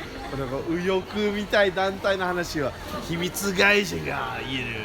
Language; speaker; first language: Japanese; non-native, learner; English